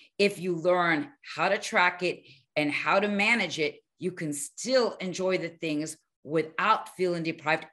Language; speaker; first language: English; early bilingual, other home language; Spanish